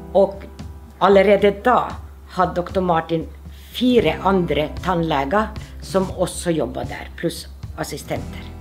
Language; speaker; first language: Norwegian; non-native, fluent; Finnish